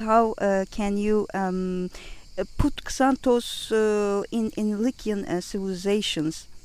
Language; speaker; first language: English; non-native, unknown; Turkish